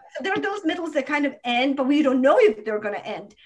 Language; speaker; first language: English; non-native, fluent; Croatian